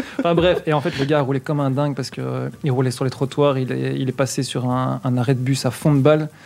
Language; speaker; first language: French; native; French